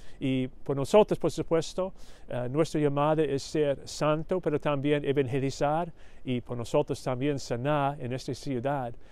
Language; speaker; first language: Spanish; non-native, learner; English